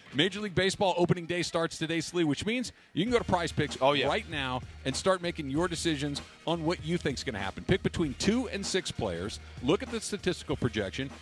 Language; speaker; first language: English; native; English